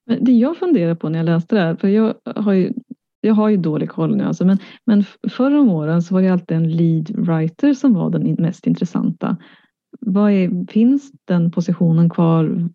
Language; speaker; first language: Swedish; native; Swedish